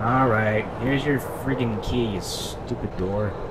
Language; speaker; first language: English; native; English